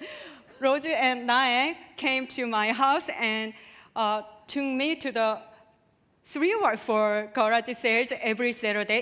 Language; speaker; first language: English; non-native, learner; Korean